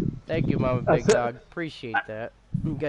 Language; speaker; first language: English; native; English